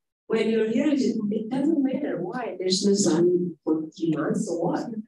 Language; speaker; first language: English; non-native, fluent; Indonesian